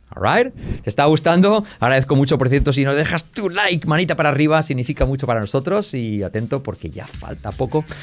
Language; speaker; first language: Spanish; native; Spanish